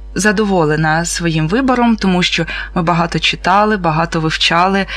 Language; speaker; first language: Ukrainian; non-native, local second language; Russian